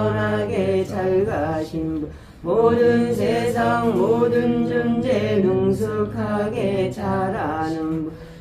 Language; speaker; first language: Korean; native; Korean